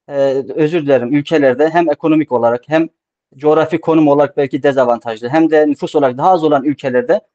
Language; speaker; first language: Turkish; native; Turkish